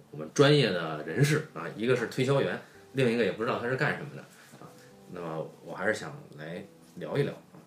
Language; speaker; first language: Chinese; native; Chinese